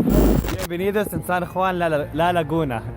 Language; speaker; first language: Spanish; non-native, learner; Arabic